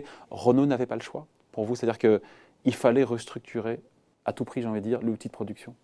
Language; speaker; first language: French; native; French